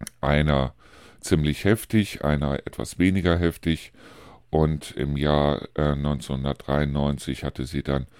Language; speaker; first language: German; native; German